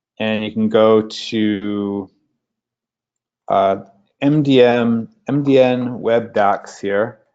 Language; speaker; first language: English; native; English